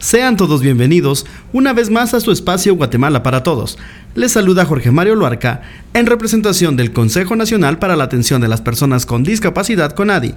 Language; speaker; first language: Spanish; native; Spanish